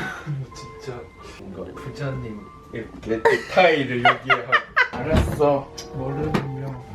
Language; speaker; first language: Korean; non-native, fluent; Japanese